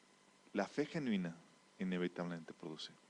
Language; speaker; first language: Spanish; native; Spanish